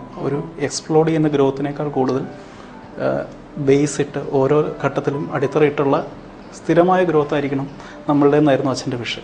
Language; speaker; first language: Malayalam; native; Malayalam